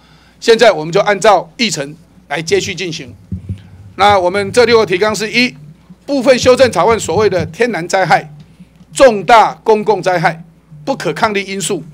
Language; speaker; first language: Chinese; native; Chinese